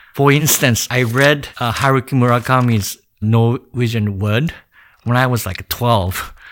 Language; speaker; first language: English; early bilingual, other home language; Japanese